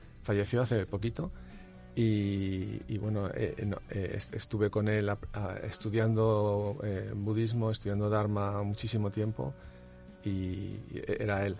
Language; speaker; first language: Spanish; native; Spanish